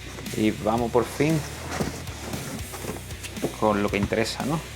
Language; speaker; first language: Spanish; native; Spanish